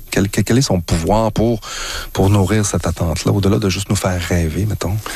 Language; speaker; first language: French; native; French